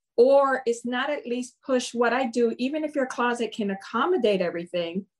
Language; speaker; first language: English; non-native, fluent; Spanish